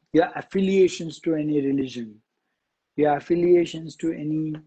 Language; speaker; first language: English; non-native, local second language; Marathi